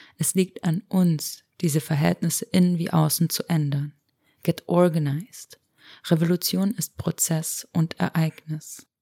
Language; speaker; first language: German; early bilingual, other home language; Romanian